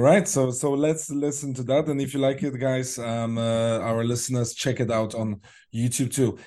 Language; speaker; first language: English; non-native, fluent; Polish